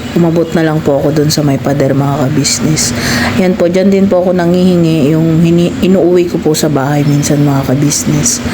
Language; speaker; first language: Filipino; non-native, local second language; Iloko